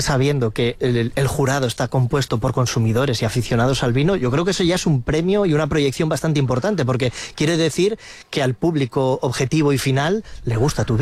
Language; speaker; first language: Spanish; native; Spanish